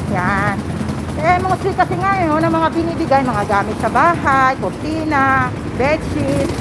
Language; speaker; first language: Filipino; native; Filipino